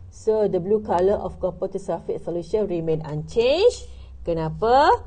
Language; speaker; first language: English; non-native, local second language; Malay